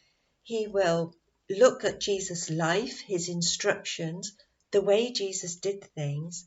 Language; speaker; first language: English; native; English